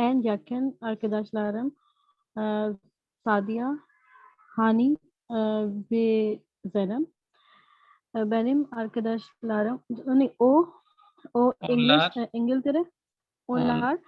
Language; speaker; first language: Turkish; non-native, learner; Urdu